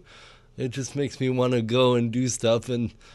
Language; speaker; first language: English; native; English